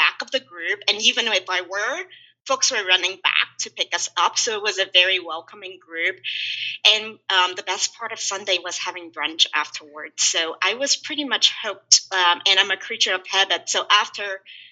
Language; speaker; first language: English; non-native, local second language; Cantonese